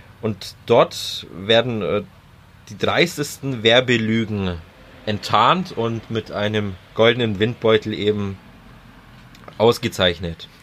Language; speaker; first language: German; native; German